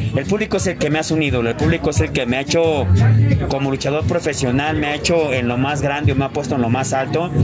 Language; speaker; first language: Spanish; native; Spanish